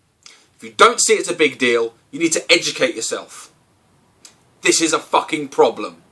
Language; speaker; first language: English; native; English